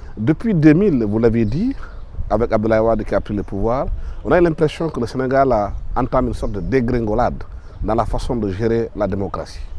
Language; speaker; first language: French; non-native, local second language; Wolof